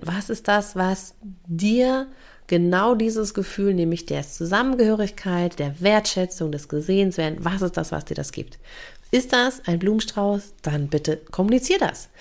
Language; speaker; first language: German; native; German